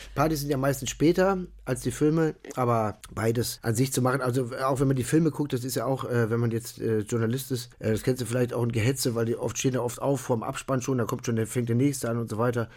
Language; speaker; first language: German; native; German